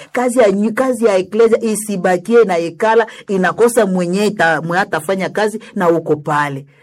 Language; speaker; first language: Swahili; native; Swahili